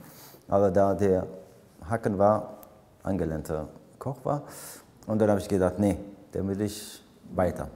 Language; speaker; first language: German; non-native, fluent; Amharic